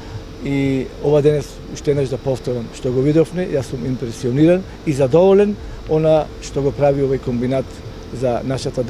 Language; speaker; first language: Macedonian; native; Macedonian